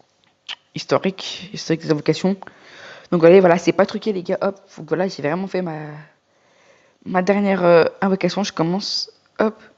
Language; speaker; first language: French; native; French